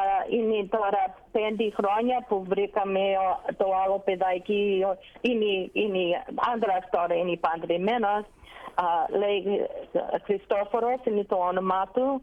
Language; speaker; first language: Greek; non-native, learner; English